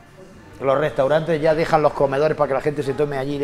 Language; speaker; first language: Spanish; native; Spanish